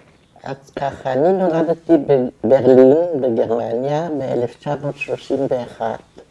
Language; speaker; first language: Hebrew; non-native, fluent; German